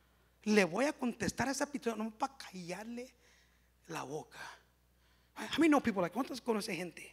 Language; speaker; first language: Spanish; early bilingual, heritage; Spanish